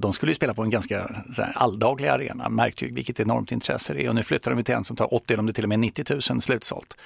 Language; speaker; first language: Swedish; native; Swedish